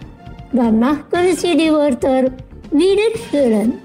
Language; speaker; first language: German; non-native, fluent; Indonesian